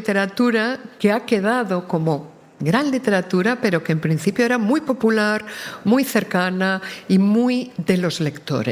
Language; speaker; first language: Spanish; native; Spanish